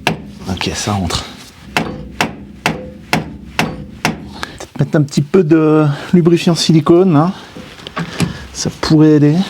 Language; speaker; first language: French; native; French